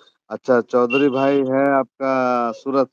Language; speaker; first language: Hindi; non-native, local second language; Bangla